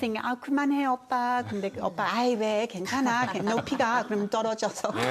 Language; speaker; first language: Korean; non-native, fluent; English